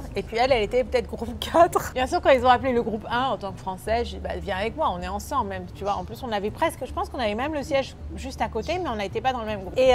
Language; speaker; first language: French; native; French